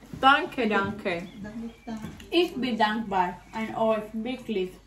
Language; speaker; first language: German; non-native, learner; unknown